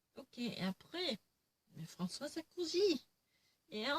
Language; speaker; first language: French; non-native, learner; Korean